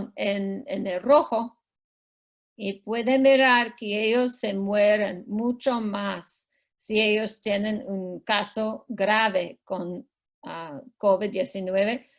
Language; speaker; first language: Spanish; non-native, fluent; English